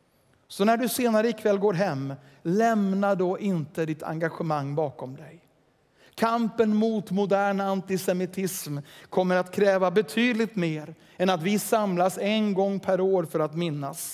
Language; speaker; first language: Swedish; native; Swedish